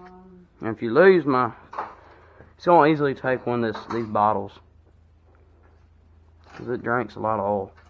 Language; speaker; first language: English; native; English